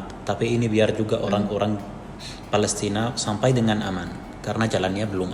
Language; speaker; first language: Indonesian; non-native, fluent; Arabic